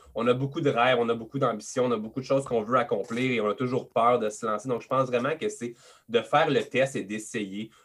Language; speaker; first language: French; native; French